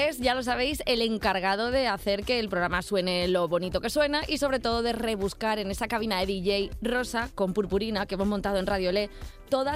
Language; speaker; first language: Spanish; native; Spanish